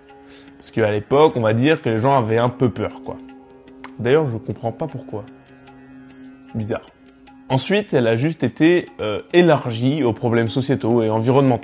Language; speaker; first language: French; native; French